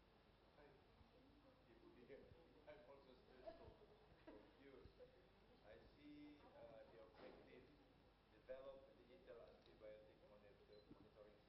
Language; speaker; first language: English; non-native, fluent; Indonesian